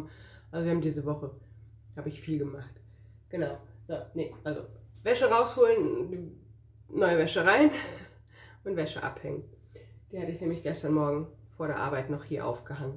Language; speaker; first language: German; native; German